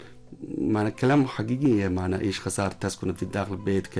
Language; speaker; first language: Arabic; non-native, learner; Chinese